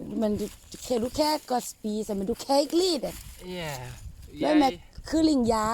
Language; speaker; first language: Danish; non-native, learner; Thai